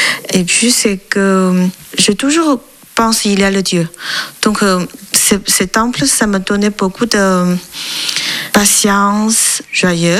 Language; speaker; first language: French; non-native, learner; Chinese